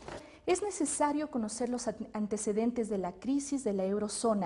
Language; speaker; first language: Spanish; native; Spanish